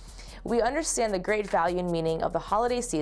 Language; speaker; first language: English; native; English